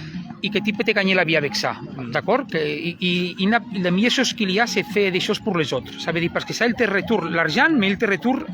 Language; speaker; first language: French; non-native, learner; Spanish